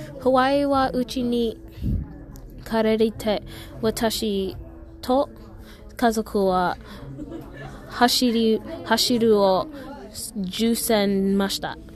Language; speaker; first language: Japanese; non-native, learner; English